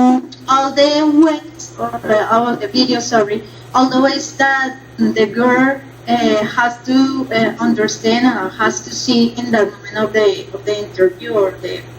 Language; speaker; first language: English; non-native, learner; Spanish